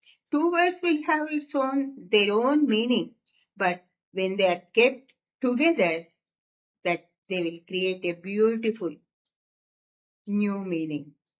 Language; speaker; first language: English; non-native, local second language; Telugu